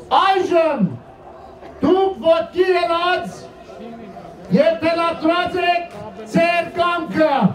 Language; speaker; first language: Armenian; early bilingual, heritage; Armenian